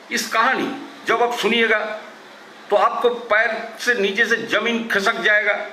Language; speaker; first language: Hindi; non-native, local second language; Bangla